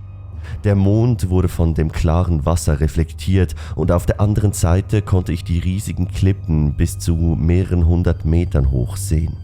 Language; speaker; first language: German; native; German